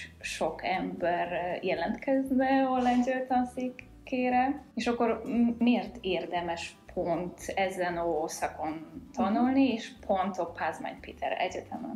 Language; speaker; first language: Hungarian; non-native, fluent; Polish